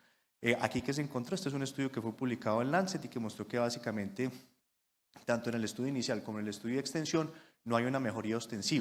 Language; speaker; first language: Spanish; native; Spanish